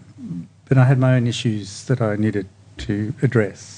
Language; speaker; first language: English; native; English